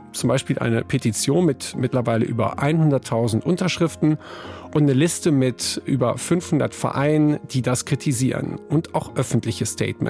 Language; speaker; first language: German; native; German